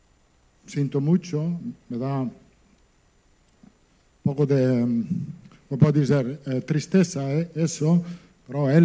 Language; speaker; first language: Portuguese; non-native, learner; Italian